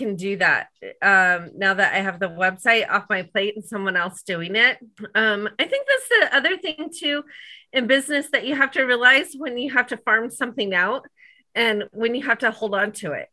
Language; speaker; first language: English; native; English